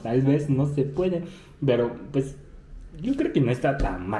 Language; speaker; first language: Spanish; non-native, fluent; Chinese